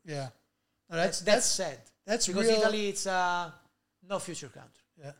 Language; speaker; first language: English; non-native, learner; Italian